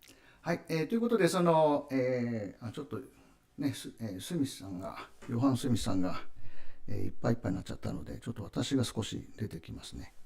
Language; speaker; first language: Japanese; native; Japanese